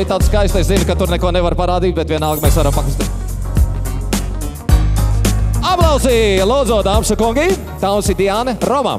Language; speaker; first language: Latvian; native; Latvian